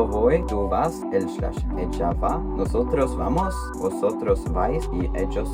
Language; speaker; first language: Spanish; non-native, learner; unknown